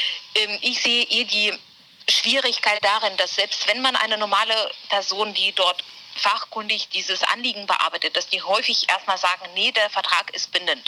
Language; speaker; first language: German; native; German